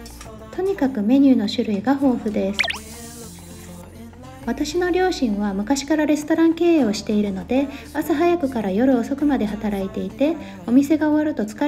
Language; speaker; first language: Japanese; native; Japanese